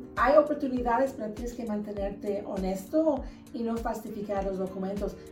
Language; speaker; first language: Spanish; early bilingual, heritage; Spanish